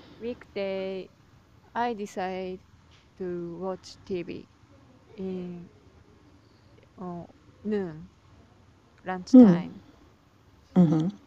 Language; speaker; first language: English; non-native, learner; Japanese